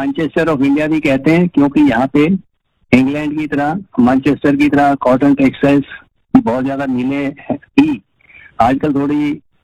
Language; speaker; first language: Hindi; non-native, local second language; Gujarati